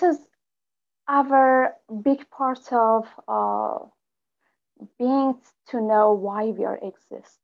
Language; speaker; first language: English; non-native, fluent; Persian